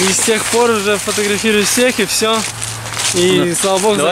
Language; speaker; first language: Russian; early bilingual, heritage; Russian